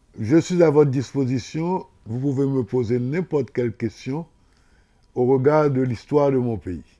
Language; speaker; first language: French; non-native, local second language; Haitian Creole